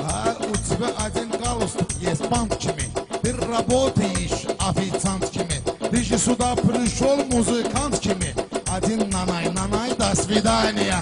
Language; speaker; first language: Russian; non-native, learner; Talysh